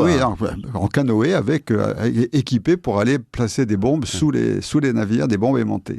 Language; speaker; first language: French; native; French